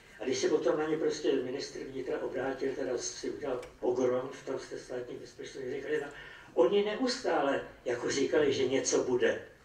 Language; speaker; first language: Czech; native; Czech